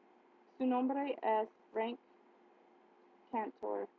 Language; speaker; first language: Spanish; non-native, learner; English